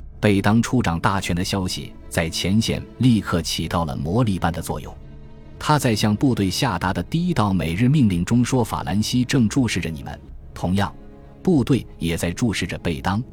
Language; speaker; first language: Chinese; native; Chinese